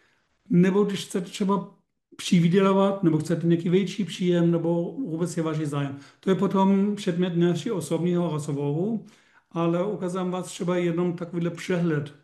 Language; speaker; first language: Czech; non-native, learner; German